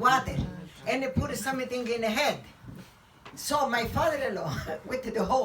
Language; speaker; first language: English; non-native, learner; Italian